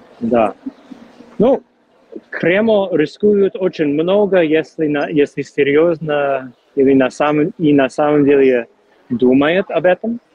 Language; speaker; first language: Russian; non-native, fluent; English